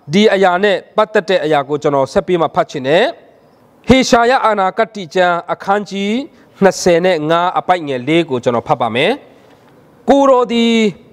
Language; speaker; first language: Burmese; non-native, local second language; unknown